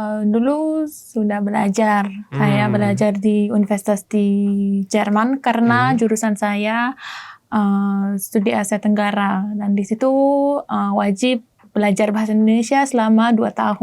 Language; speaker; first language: Indonesian; non-native, learner; German